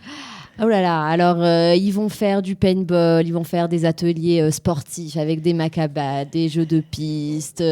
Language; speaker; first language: French; native; French